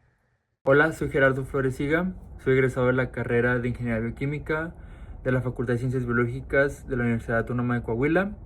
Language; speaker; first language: Spanish; native; Spanish